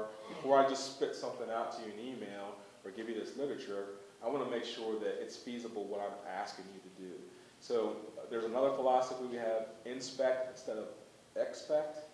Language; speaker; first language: English; native; English